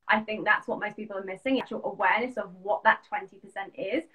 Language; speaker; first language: English; native; English